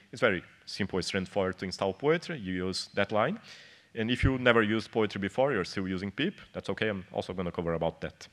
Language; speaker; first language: English; non-native, fluent; Portuguese